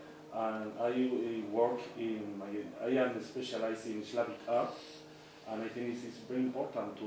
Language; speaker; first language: English; non-native, fluent; Spanish